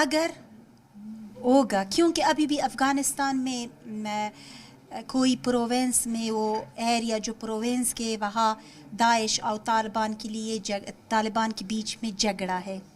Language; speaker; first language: Hindi; non-native, fluent; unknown